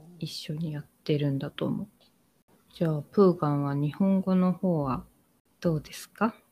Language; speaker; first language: Japanese; native; Japanese